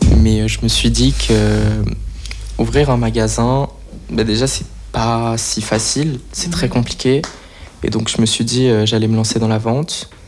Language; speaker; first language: French; early bilingual, other home language; Portuguese